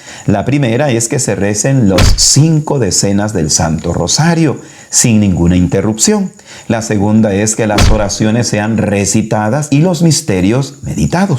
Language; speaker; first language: Spanish; native; Spanish